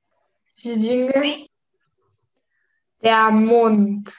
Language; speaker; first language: German; non-native, learner; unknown